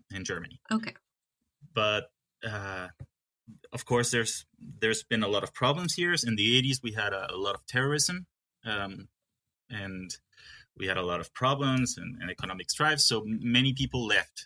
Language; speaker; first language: English; non-native, fluent; Spanish